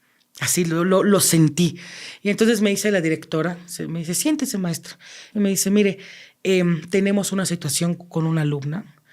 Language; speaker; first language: Spanish; native; Spanish